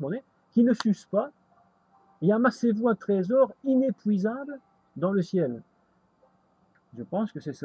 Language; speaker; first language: French; native; French